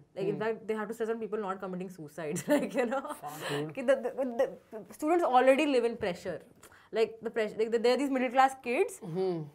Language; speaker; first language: English; non-native, local second language; Hindi